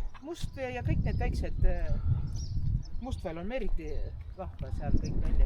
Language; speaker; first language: Estonian; non-native, local second language; Russian